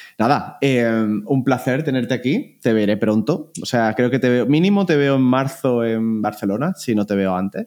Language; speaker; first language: Spanish; native; Spanish